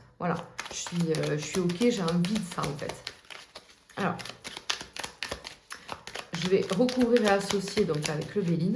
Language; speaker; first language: French; native; French